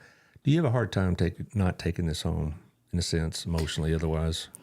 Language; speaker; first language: English; native; English